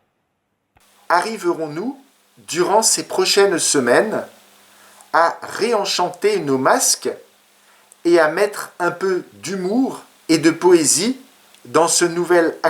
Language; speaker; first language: French; native; French